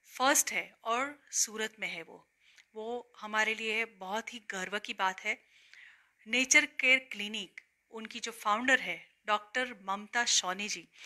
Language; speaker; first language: Hindi; non-native, local second language; Gujarati